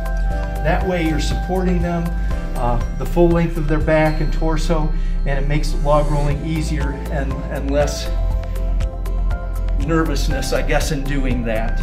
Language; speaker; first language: English; native; English